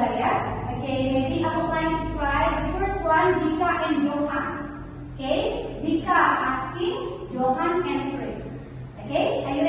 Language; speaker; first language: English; non-native, learner; Indonesian